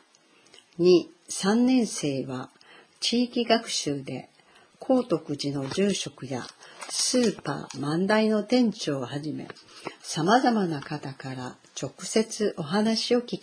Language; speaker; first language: Japanese; native; Japanese